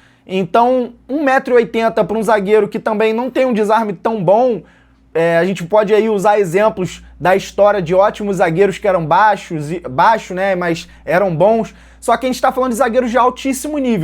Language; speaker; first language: Portuguese; native; Portuguese